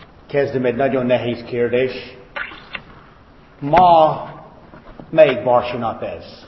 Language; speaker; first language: Hungarian; non-native, fluent; English